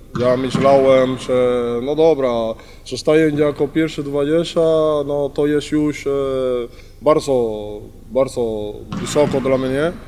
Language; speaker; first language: Polish; non-native, learner; Spanish